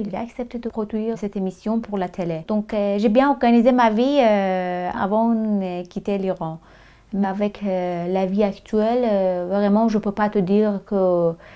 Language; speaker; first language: French; non-native, fluent; Persian